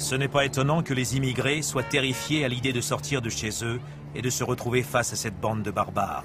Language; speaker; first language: French; native; French